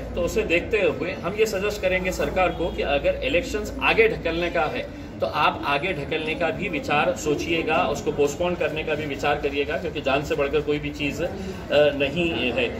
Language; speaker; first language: Hindi; non-native, local second language; Marathi